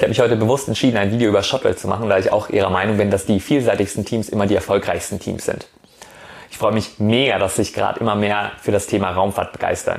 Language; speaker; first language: German; native; German